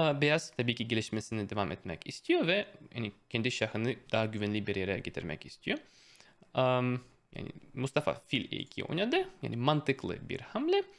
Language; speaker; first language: Turkish; non-native, fluent; Russian